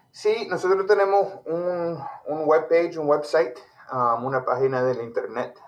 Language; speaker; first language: Spanish; early bilingual, heritage; Spanish